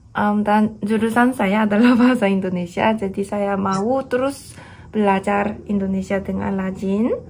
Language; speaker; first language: Indonesian; non-native, learner; Korean